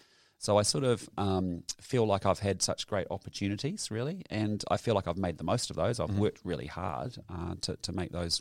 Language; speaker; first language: English; native; English